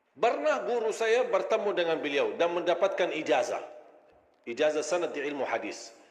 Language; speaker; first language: Malay; non-native, fluent; Arabic